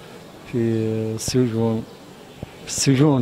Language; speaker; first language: Arabic; native; Arabic